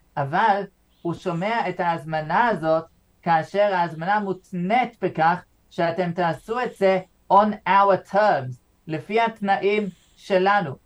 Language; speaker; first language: Hebrew; non-native, fluent; English